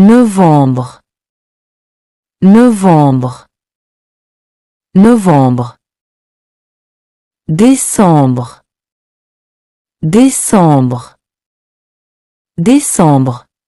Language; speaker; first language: French; non-native, fluent; English